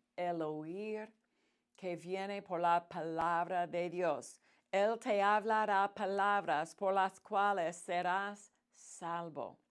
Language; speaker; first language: Spanish; non-native, fluent; English